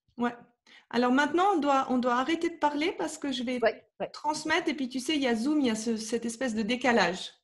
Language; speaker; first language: French; native; French